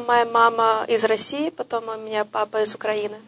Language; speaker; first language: Russian; early bilingual, heritage; Russian